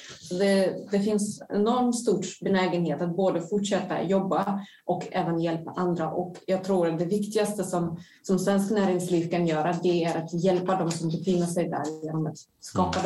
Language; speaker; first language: Swedish; non-native, fluent; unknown